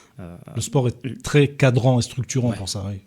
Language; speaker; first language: French; native; French